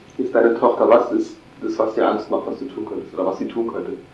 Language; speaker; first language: German; native; German